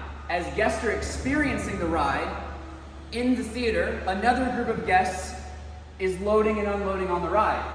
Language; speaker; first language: English; native; English